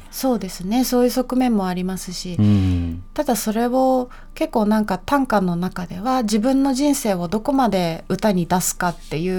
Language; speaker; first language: Japanese; native; Japanese